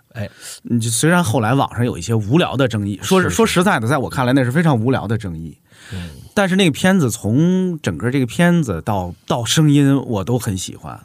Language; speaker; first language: Chinese; native; Chinese